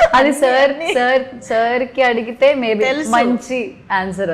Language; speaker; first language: Telugu; non-native, learner; Malayalam